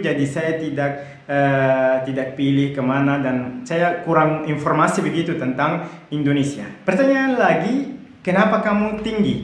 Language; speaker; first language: Indonesian; non-native, fluent; Arabic